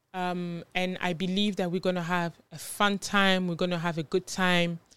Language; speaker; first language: English; non-native, fluent; French